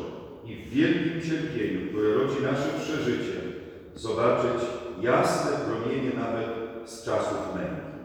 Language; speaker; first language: Polish; native; Polish